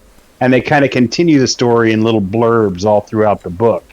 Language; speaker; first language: English; native; English